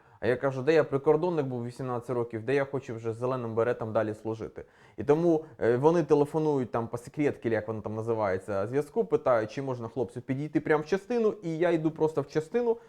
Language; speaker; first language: Ukrainian; non-native, local second language; Russian